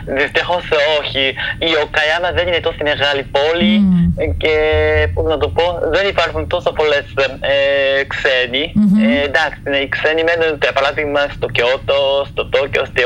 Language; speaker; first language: Greek; non-native, fluent; Japanese